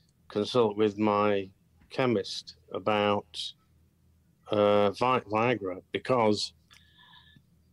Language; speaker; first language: English; native; English